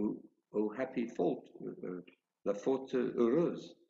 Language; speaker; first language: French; non-native, fluent; English